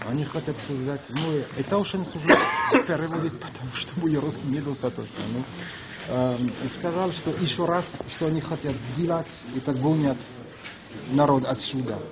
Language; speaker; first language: Russian; non-native, learner; French